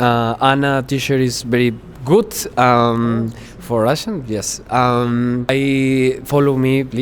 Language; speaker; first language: English; non-native, learner; Spanish